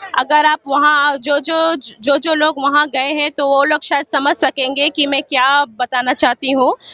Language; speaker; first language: Hindi; native; Hindi